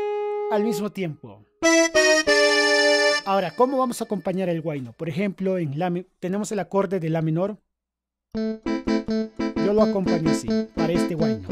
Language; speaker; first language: Spanish; native; Spanish